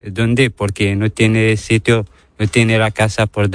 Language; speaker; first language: Spanish; non-native, learner; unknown